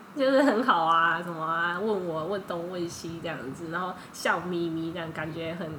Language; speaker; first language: Chinese; early bilingual, heritage; Chinese